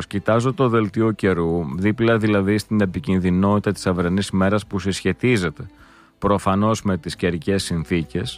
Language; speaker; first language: Greek; native; Greek